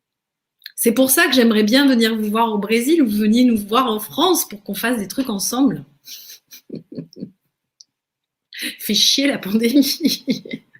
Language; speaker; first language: French; native; French